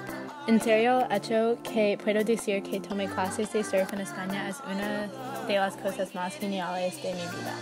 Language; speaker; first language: Spanish; non-native, learner; English